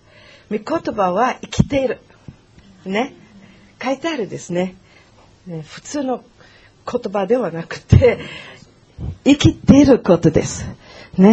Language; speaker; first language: Japanese; non-native, learner; Portuguese